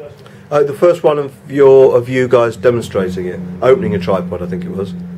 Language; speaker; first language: English; native; English